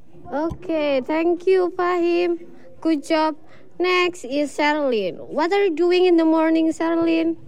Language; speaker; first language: English; non-native, learner; Indonesian